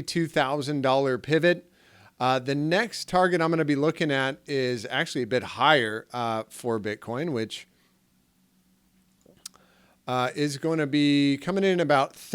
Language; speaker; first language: English; native; English